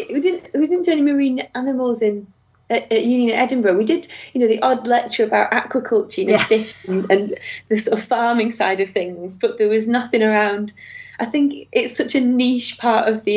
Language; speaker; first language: English; native; English